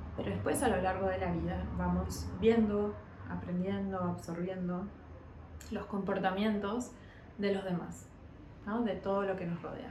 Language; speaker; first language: Spanish; early bilingual, heritage; Spanish